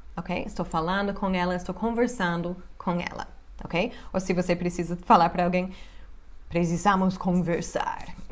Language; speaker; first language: Portuguese; non-native, fluent; English